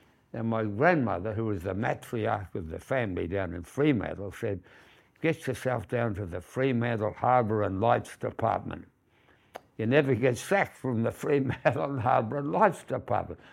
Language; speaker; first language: English; native; English